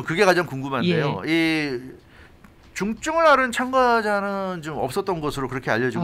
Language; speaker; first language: Korean; native; Korean